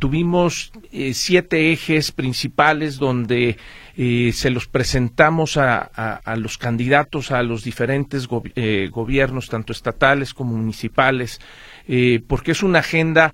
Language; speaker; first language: Spanish; native; Spanish